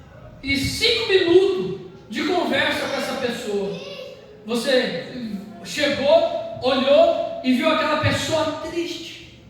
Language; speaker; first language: Portuguese; native; Portuguese